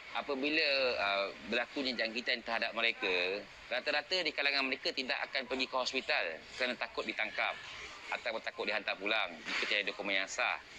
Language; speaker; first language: Malay; native; Malay